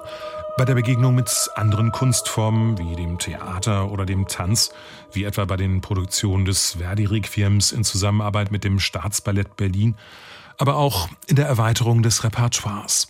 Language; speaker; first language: German; native; German